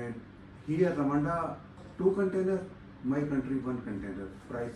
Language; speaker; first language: English; non-native, learner; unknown